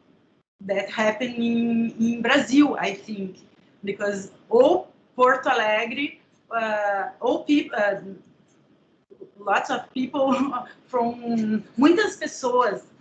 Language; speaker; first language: English; non-native, learner; Portuguese